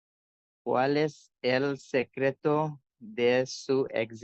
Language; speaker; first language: Spanish; non-native, learner; Bangla